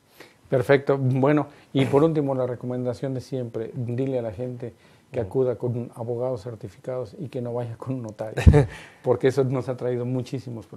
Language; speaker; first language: Spanish; native; Spanish